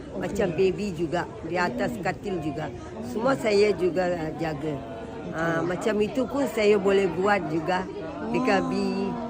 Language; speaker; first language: Malay; non-native, local second language; Tamil